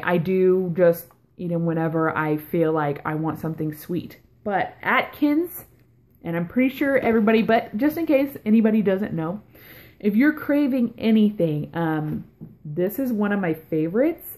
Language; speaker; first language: English; native; English